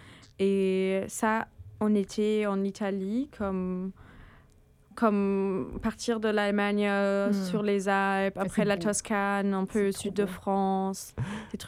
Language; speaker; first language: French; non-native, fluent; German